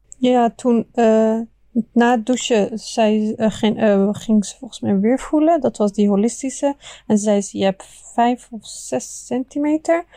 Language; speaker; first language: Dutch; early bilingual, other home language; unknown